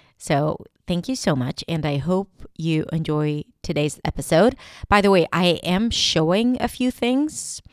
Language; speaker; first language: English; non-native, fluent; Hebrew